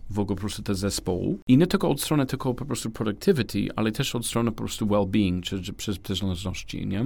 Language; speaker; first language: Polish; non-native, learner; English